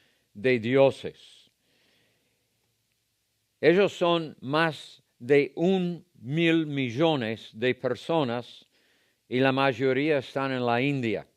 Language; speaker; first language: Spanish; non-native, fluent; English